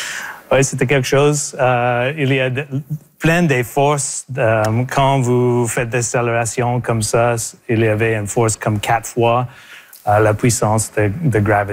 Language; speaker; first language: French; non-native, local second language; English